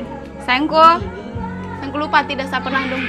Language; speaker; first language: Indonesian; native; Indonesian